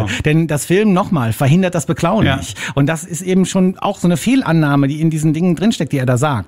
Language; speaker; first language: German; native; German